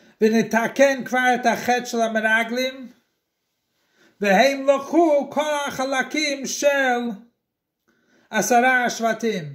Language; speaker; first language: Hebrew; non-native, fluent; English